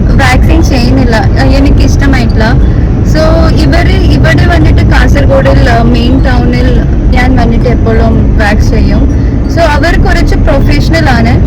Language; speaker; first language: Malayalam; non-native, fluent; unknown